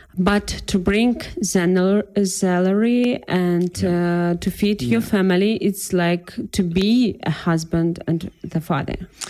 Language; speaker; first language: English; non-native, fluent; Ukrainian